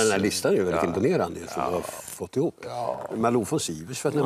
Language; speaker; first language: Swedish; native; Swedish